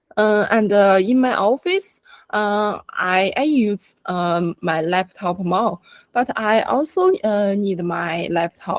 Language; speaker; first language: English; non-native, learner; Chinese